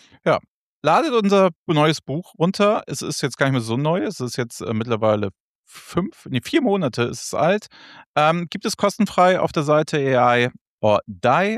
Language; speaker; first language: German; native; German